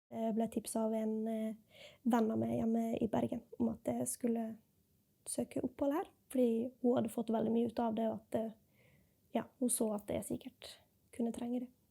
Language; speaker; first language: Norwegian; native; Norwegian